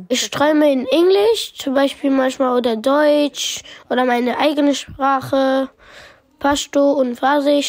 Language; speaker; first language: German; early bilingual, other home language; Pashto